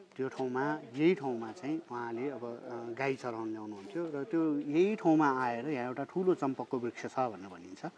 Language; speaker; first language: Nepali; non-native, local second language; Newari